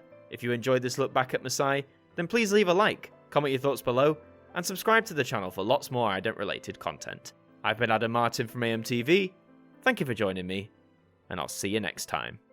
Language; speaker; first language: English; native; English